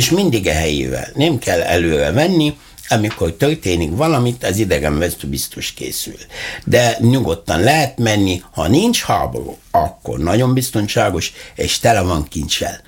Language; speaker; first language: Hungarian; non-native, learner; Arabic